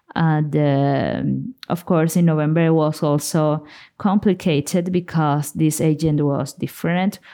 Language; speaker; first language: English; non-native, fluent; Spanish